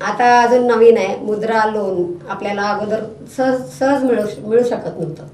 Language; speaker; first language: Marathi; non-native, local second language; Telugu